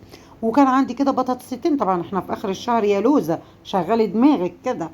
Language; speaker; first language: Arabic; native; Arabic